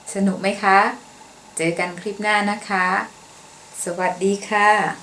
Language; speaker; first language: Thai; native; Thai